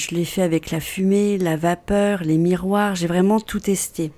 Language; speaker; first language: French; native; French